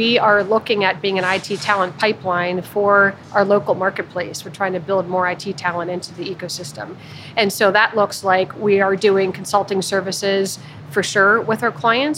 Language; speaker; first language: English; native; English